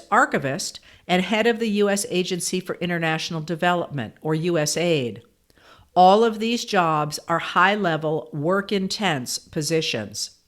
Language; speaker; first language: English; native; English